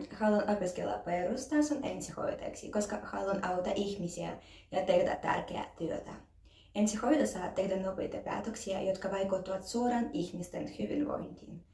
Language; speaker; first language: Finnish; non-native, learner; Ukrainian